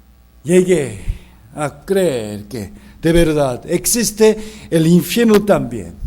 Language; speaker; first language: Spanish; non-native, fluent; Korean